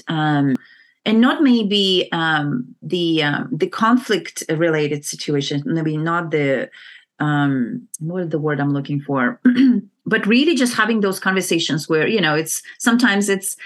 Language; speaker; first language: English; non-native, fluent; Kazakh